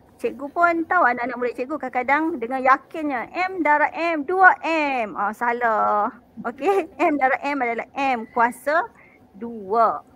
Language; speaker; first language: Malay; native; Malay